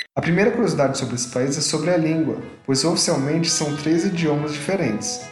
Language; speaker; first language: Portuguese; native; Portuguese